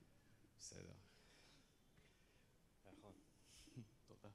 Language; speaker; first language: Hebrew; non-native, fluent; English